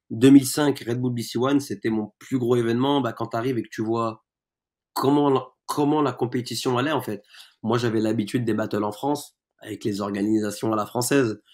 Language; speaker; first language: French; native; French